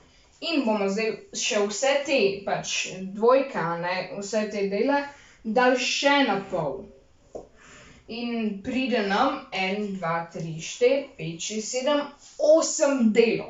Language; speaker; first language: Slovenian; native; Slovenian